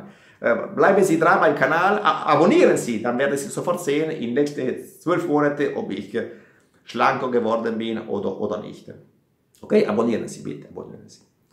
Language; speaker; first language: German; non-native, fluent; Italian